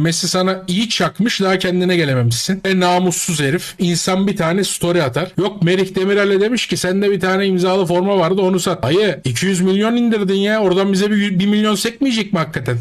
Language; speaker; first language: Turkish; native; Turkish